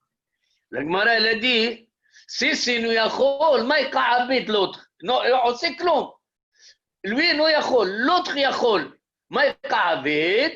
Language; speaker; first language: French; native; French